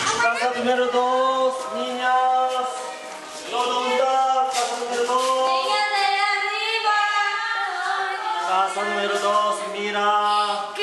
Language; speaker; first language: Spanish; non-native, learner; Korean